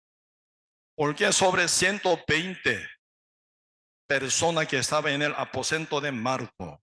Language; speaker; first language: Spanish; non-native, learner; Korean